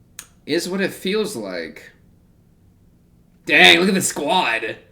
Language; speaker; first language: English; native; English